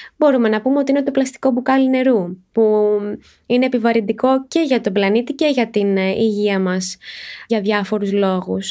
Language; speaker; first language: Greek; native; Greek